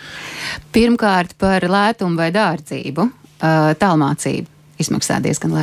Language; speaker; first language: Latvian; native; Latvian